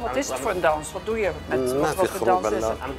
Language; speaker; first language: Dutch; native; Dutch